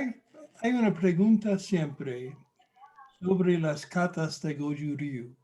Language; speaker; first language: Spanish; non-native, fluent; English